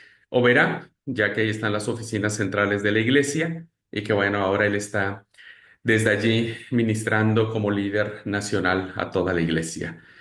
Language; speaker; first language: Spanish; native; Spanish